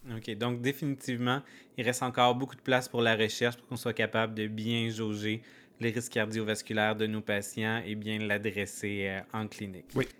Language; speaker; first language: French; native; French